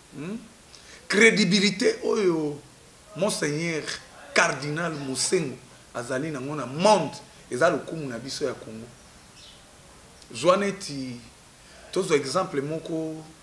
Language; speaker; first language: Lingala; native; Lingala